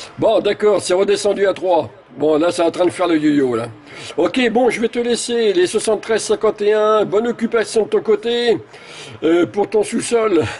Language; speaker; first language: French; native; French